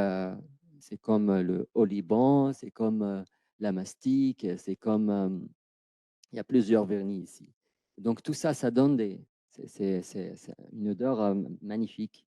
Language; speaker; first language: French; non-native, fluent; Arabic